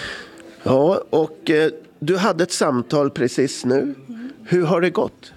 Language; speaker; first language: Swedish; native; Swedish